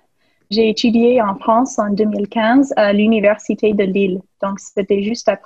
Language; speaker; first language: French; non-native, fluent; English